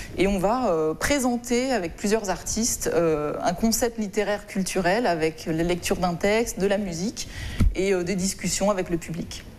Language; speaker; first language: French; native; French